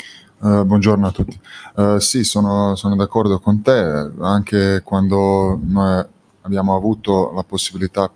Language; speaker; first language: Italian; non-native, fluent; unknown